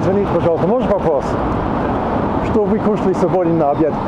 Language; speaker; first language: Russian; non-native, learner; English